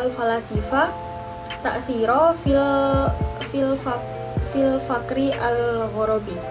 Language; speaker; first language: Arabic; non-native, learner; Indonesian